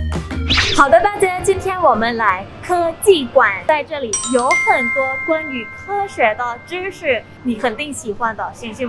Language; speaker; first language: Chinese; non-native, learner; Thai